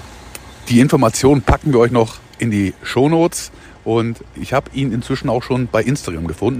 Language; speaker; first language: German; native; German